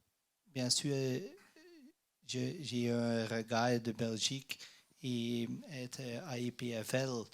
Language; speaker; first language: French; non-native, learner; Dutch